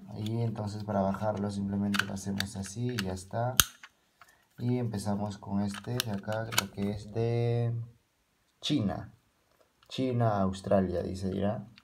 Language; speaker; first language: Spanish; native; Spanish